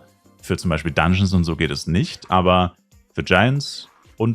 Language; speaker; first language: German; native; German